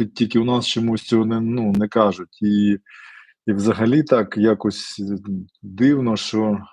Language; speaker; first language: Ukrainian; non-native, local second language; Russian